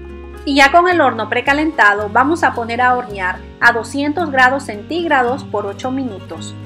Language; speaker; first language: Spanish; native; Spanish